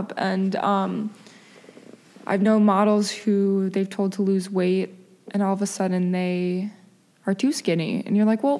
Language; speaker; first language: English; early bilingual, other home language; Spanish